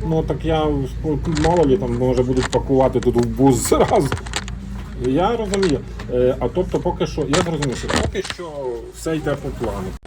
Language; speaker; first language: Ukrainian; non-native, local second language; Russian